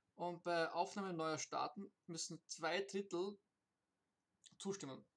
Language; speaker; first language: German; native; German